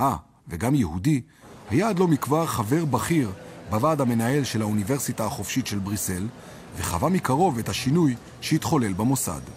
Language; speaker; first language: Hebrew; native; Hebrew